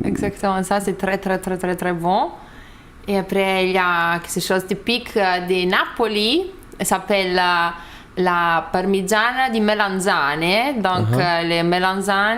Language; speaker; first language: French; non-native, learner; Lithuanian